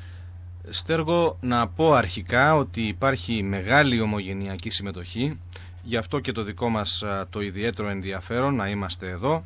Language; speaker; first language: Greek; native; Greek